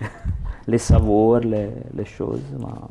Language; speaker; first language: French; non-native, learner; Italian